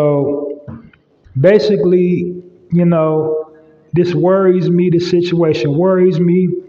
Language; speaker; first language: English; native; English